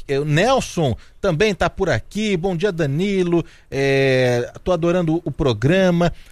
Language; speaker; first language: Portuguese; native; Portuguese